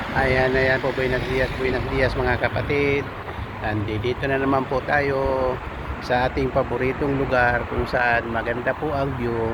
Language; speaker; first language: Filipino; non-native, local second language; Cebuano